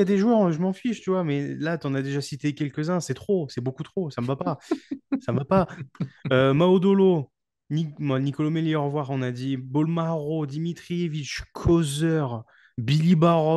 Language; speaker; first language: French; native; French